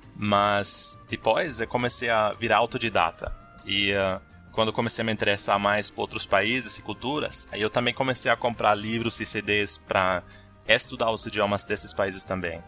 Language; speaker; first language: Portuguese; non-native, fluent; German